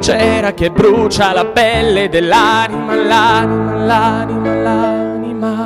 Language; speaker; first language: Italian; native; Italian